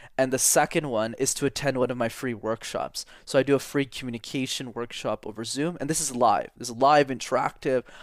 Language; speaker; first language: English; native; English